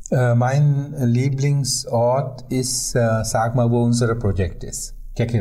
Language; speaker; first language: German; non-native, fluent; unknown